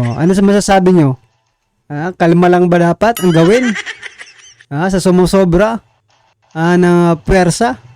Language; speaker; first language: Filipino; non-native, local second language; Waray